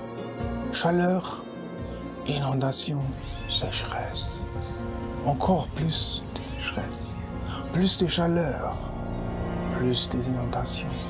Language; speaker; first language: French; non-native, fluent; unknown